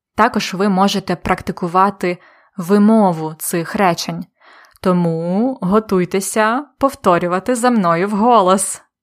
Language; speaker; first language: Ukrainian; native; Ukrainian